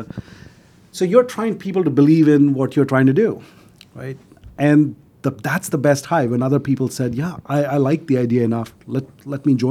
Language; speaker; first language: English; non-native, local second language; Hindi